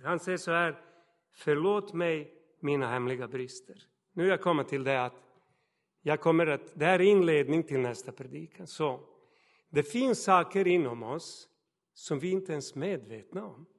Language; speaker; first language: Swedish; non-native, fluent; Serbian